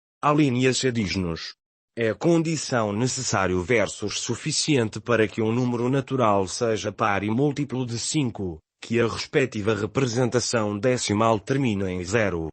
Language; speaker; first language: Portuguese; native; Portuguese